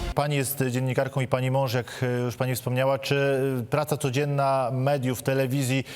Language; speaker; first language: Polish; native; Polish